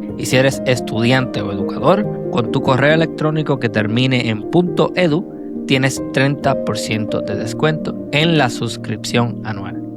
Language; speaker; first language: Spanish; native; Spanish